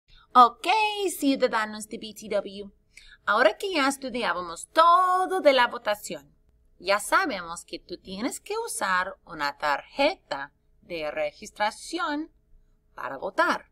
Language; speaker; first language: Spanish; non-native, fluent; English